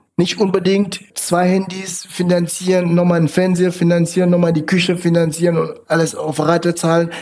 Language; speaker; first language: German; non-native, fluent; French